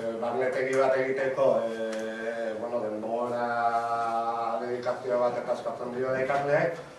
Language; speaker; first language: Basque; native; Basque